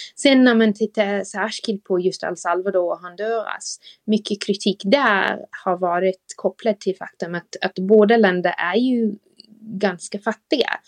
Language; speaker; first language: Swedish; non-native, fluent; English